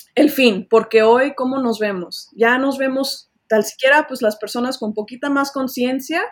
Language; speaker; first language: Spanish; early bilingual, heritage; Spanish